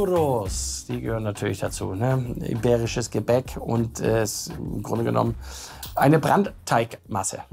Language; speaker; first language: German; native; German